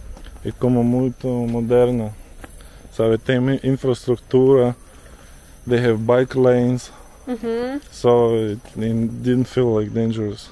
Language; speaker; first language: Portuguese; non-native, learner; Russian